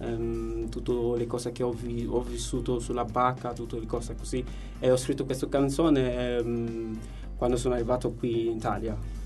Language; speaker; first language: Italian; non-native, learner; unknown